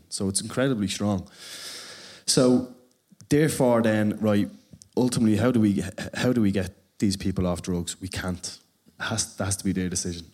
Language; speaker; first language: English; native; English